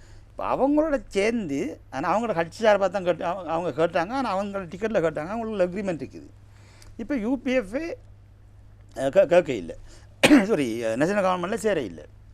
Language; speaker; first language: Tamil; native; Tamil